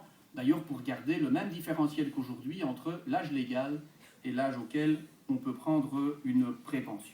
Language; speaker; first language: French; native; French